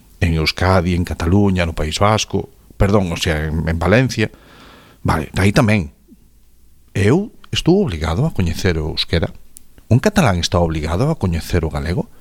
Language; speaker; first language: Galician; non-native, local second language; Spanish